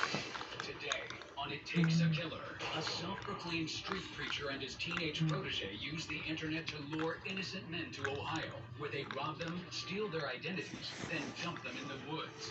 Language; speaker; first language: English; native; English